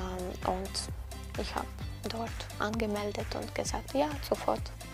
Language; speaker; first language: German; non-native, learner; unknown